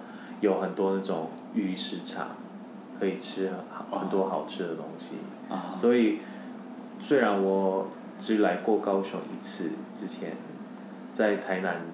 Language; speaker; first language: Chinese; non-native, fluent; Korean